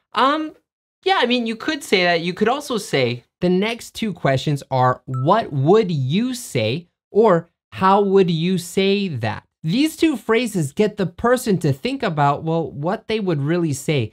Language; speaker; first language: English; native; English